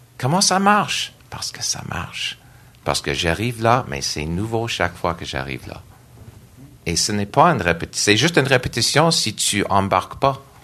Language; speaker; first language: French; non-native, local second language; English